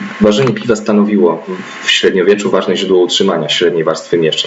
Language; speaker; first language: Polish; native; Polish